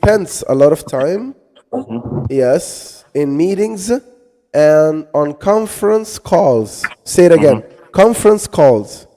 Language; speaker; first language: English; non-native, fluent; Arabic